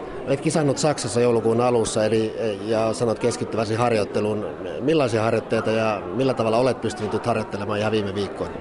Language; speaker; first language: Finnish; native; Finnish